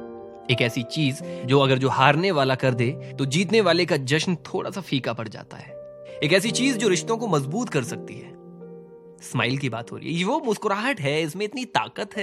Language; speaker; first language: Hindi; native; Hindi